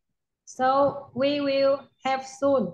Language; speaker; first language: English; non-native, learner; Vietnamese